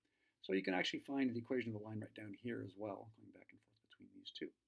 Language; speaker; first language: English; native; English